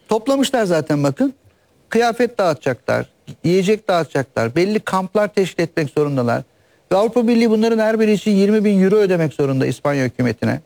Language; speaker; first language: Turkish; native; Turkish